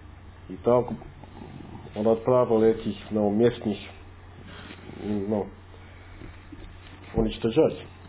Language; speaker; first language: Russian; non-native, fluent; English